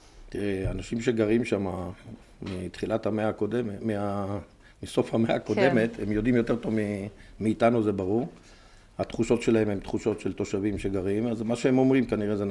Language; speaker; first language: Hebrew; native; Hebrew